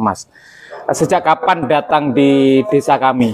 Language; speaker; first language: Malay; non-native, local second language; Javanese